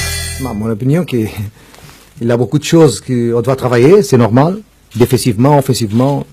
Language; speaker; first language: French; non-native, fluent; Portuguese